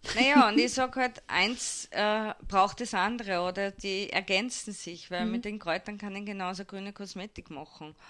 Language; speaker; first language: German; native; German